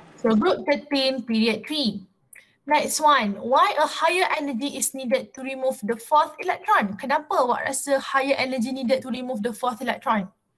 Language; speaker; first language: English; non-native, local second language; Malay